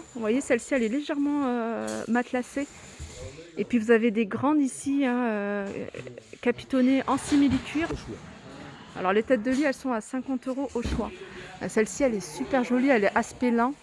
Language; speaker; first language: French; native; French